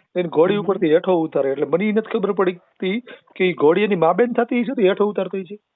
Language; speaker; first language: Gujarati; native; Gujarati